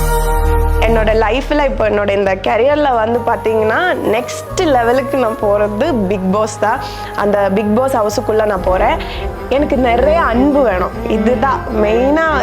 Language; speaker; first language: Tamil; non-native, local second language; Malayalam